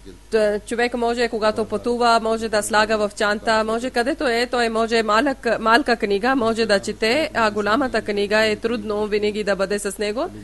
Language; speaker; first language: Bulgarian; non-native, learner; Urdu